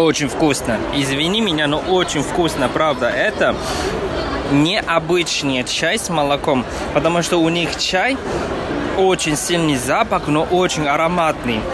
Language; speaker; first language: Russian; non-native, fluent; Chinese